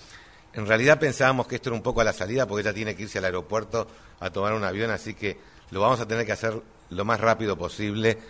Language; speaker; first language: Spanish; native; Spanish